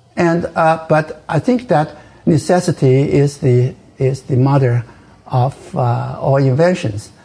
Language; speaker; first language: English; non-native, fluent; Chinese